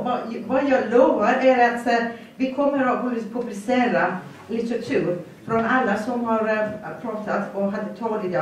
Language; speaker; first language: Swedish; non-native, fluent; Persian